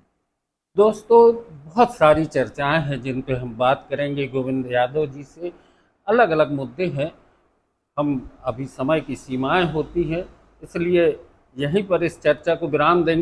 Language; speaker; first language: Hindi; native; Hindi